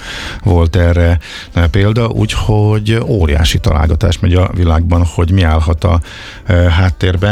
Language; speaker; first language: Hungarian; native; Hungarian